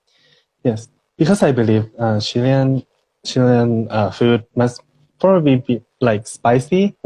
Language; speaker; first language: English; non-native, fluent; Thai